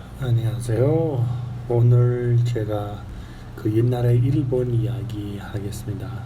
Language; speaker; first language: Korean; non-native, learner; English